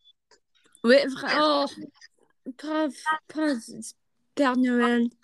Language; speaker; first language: French; non-native, learner; English